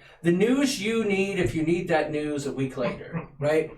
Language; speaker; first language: English; native; English